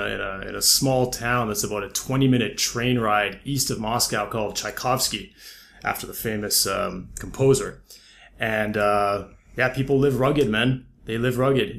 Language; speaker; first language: English; native; English